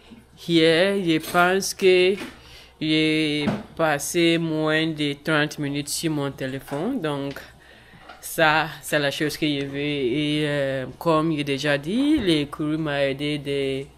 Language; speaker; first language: French; non-native, learner; English